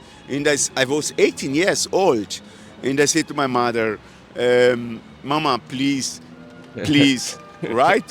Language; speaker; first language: English; non-native, learner; Portuguese